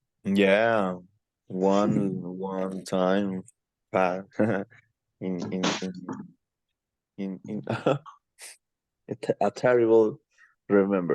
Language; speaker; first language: English; non-native, learner; Spanish